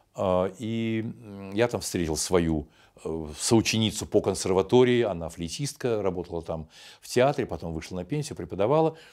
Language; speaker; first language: Russian; native; Russian